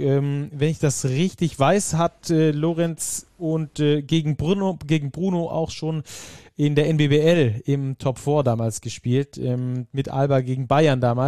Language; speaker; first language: German; native; German